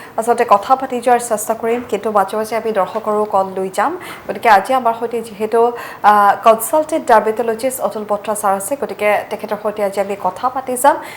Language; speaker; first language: Assamese; native; Assamese